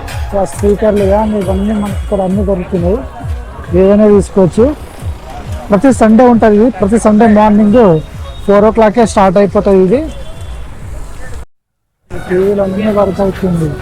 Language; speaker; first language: Telugu; native; Telugu